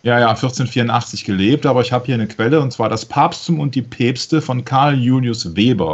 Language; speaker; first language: German; native; German